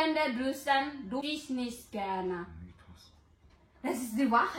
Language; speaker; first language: German; non-native, learner; Indonesian